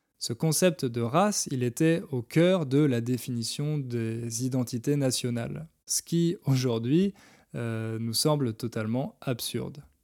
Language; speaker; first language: French; native; French